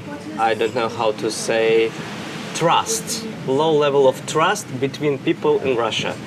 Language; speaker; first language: English; non-native, fluent; Russian